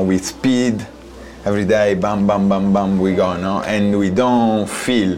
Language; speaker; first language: English; non-native, learner; Italian